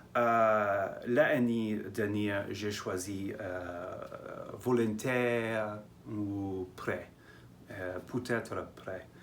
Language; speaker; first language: French; non-native, learner; English